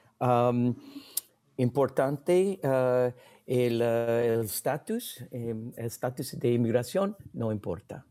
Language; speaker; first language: Spanish; non-native, learner; English